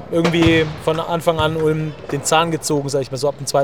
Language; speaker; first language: German; native; German